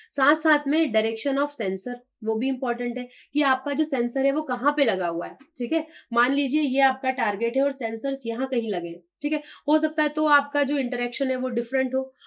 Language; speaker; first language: Hindi; native; Hindi